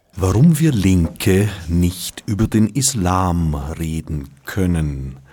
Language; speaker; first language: German; native; German